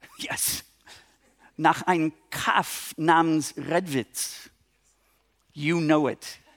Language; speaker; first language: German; non-native, fluent; English